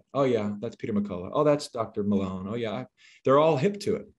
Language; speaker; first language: English; native; English